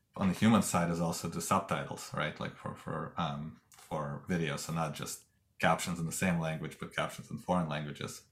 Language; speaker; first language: English; non-native, fluent; Russian